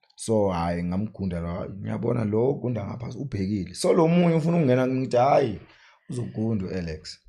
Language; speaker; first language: Zulu; non-native, fluent; Tsonga